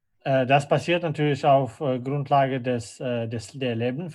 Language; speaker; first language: German; non-native, fluent; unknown